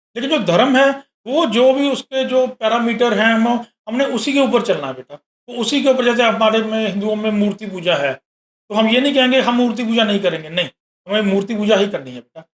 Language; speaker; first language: Hindi; native; Hindi